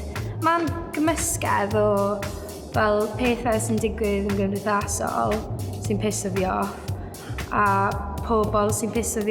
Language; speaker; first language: Welsh; non-native, local second language; English